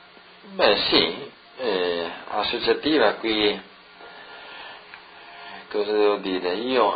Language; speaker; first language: Italian; non-native, local second language; Friulian